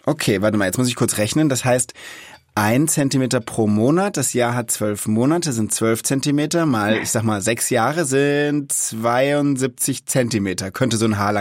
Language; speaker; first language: German; native; German